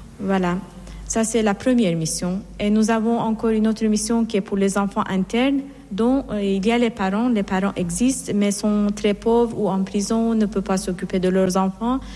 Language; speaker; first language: French; non-native, fluent; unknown